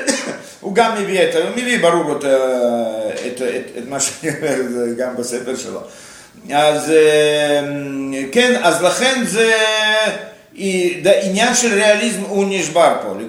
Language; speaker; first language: Hebrew; non-native, fluent; Russian